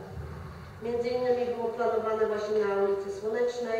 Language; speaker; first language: Polish; native; Polish